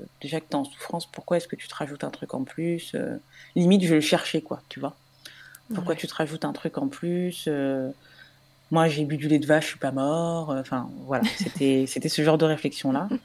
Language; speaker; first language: French; native; French